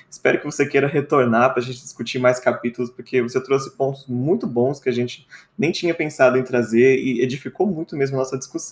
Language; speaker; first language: Portuguese; native; Portuguese